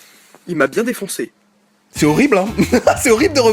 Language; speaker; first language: French; native; French